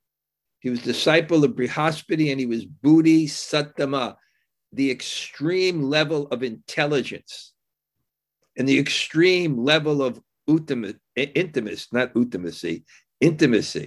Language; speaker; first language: English; native; English